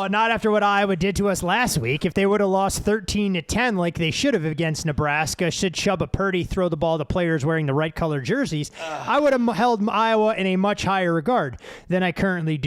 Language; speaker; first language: English; native; English